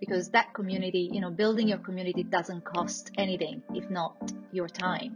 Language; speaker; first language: English; non-native, fluent; Italian